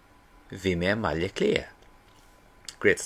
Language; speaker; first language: Irish; non-native, learner; English